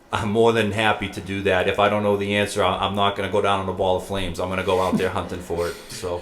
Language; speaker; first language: English; native; English